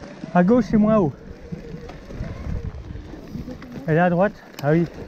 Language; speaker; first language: French; native; French